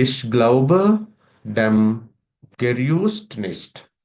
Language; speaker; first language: German; non-native, learner; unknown